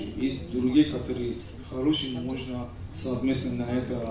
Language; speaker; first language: Russian; non-native, learner; Persian